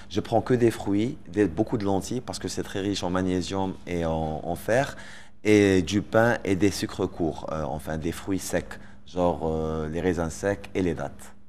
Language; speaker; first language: French; non-native, local second language; Arabic